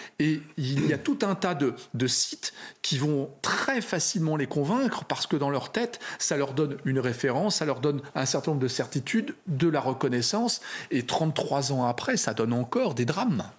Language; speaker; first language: French; native; French